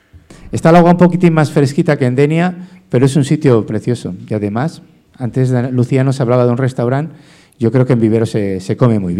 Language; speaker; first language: Spanish; native; Spanish